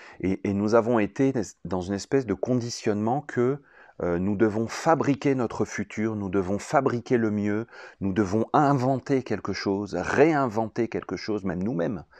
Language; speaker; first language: French; native; French